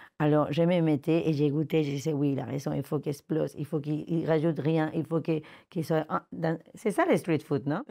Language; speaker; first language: French; non-native, fluent; Spanish